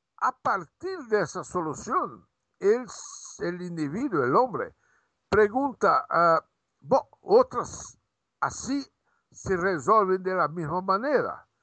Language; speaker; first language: Spanish; non-native, fluent; Portuguese